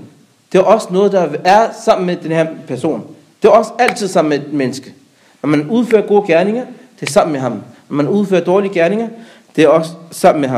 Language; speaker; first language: Danish; early bilingual, other home language; Arabic